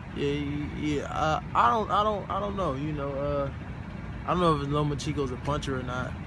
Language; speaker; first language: English; native; English